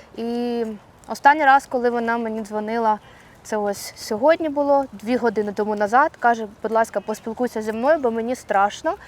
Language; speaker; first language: Ukrainian; non-native, local second language; Russian